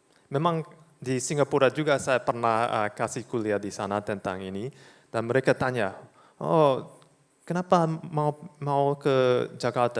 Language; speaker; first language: Indonesian; non-native, fluent; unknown